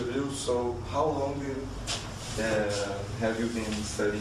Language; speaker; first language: English; non-native, learner; Portuguese